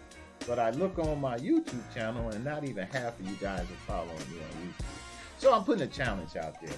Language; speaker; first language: English; native; English